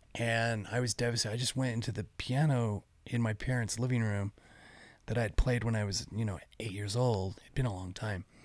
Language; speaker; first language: English; native; English